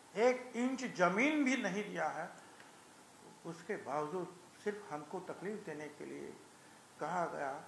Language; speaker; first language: Hindi; non-native, local second language; Marathi